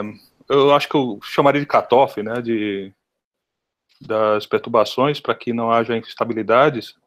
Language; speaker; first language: Portuguese; native; Portuguese